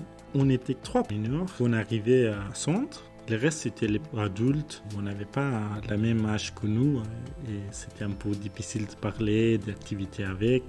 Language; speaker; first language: French; non-native, learner; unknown